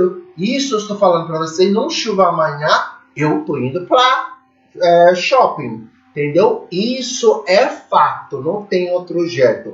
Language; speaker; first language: Portuguese; non-native, fluent; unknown